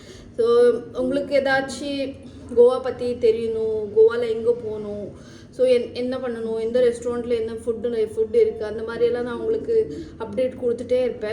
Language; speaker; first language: Tamil; early bilingual, heritage; Tamil